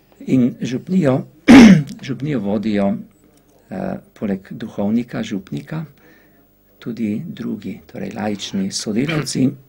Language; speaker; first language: Slovenian; native; Slovenian